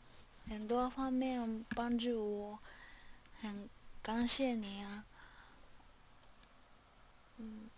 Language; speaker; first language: Chinese; non-native, learner; Japanese